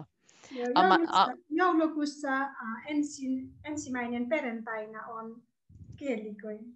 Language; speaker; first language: Finnish; non-native, learner; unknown